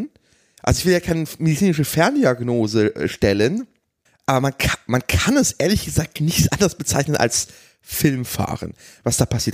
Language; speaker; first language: German; native; German